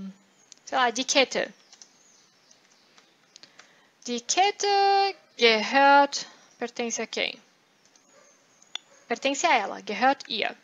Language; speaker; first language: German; non-native, fluent; Portuguese